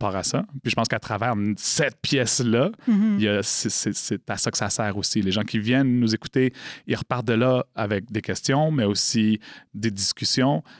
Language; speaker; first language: French; native; French